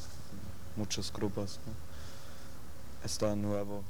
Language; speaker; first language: Spanish; non-native, learner; German